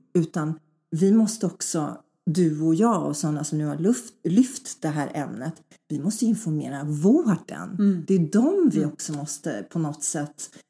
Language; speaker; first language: Swedish; early bilingual, other home language; Polish